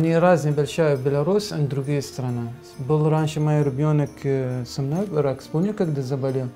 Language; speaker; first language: Russian; non-native, learner; Arabic